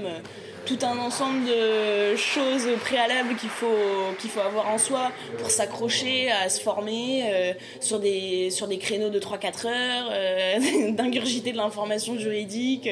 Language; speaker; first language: French; native; French